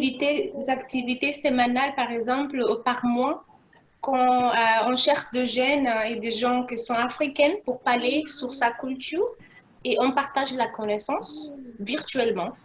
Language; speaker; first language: French; non-native, local second language; Portuguese